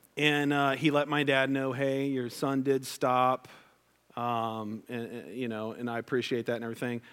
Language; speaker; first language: English; native; English